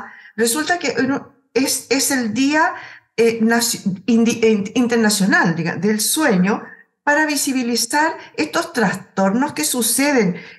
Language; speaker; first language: Spanish; native; Spanish